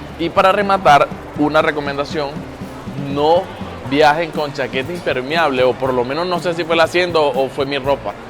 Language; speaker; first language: Spanish; native; Spanish